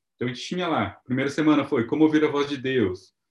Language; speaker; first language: Portuguese; native; Portuguese